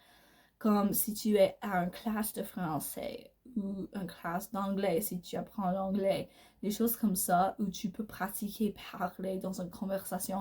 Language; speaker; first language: French; non-native, learner; English